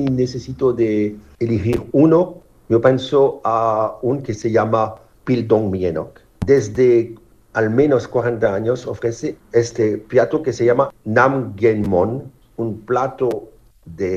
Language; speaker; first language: Spanish; non-native, fluent; French